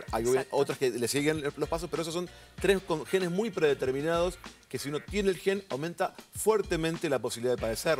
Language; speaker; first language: Spanish; native; Spanish